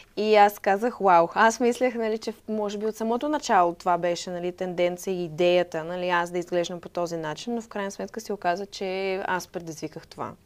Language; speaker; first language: Bulgarian; non-native, fluent; Russian